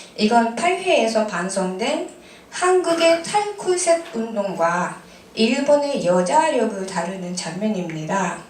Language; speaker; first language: Korean; non-native, fluent; Japanese